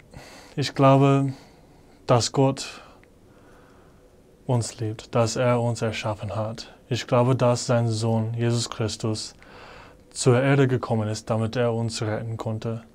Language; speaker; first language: German; non-native, fluent; English